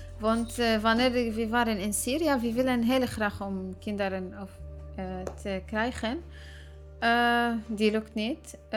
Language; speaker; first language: Dutch; non-native, learner; Arabic